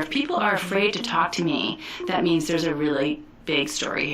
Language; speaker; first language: English; native; English